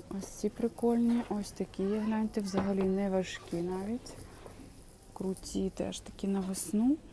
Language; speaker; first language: Ukrainian; non-native, local second language; Russian